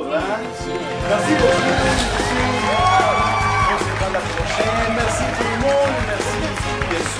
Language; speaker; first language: French; early bilingual, other home language; Spanish